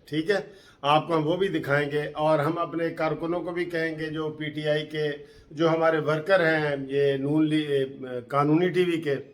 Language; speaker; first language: Urdu; native; Urdu